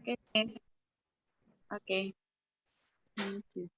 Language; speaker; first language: English; non-native, learner; Indonesian